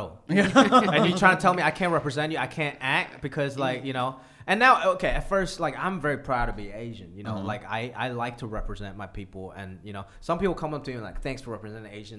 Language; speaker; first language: English; early bilingual, other home language; Cantonese